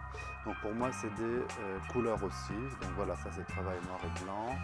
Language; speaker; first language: French; non-native, local second language; Arabic